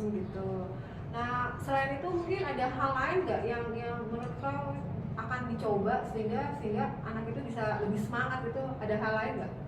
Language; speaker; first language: Malay; native; Malay